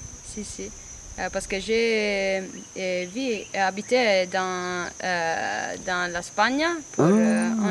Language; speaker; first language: French; non-native, learner; Italian